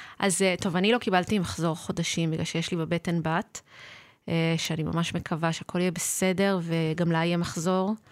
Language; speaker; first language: Hebrew; native; Hebrew